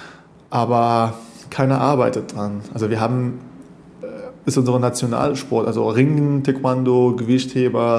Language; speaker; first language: German; non-native, fluent; Persian